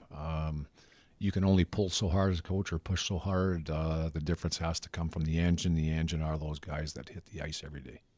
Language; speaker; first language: English; native; English